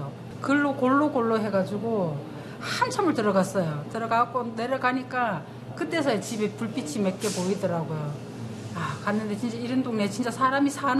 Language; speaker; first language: Korean; native; Korean